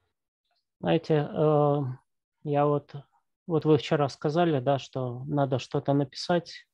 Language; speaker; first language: Russian; native; Russian